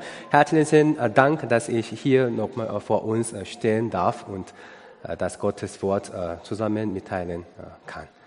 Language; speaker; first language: German; non-native, learner; Korean